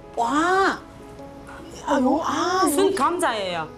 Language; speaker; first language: Korean; native; Korean